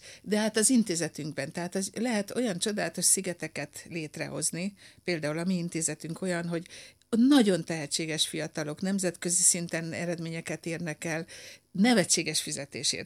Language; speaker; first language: Hungarian; native; Hungarian